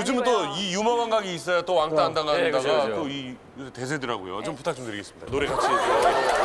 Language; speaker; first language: Korean; native; Korean